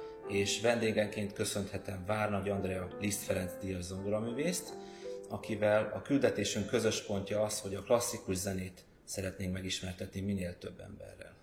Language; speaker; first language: Hungarian; native; Hungarian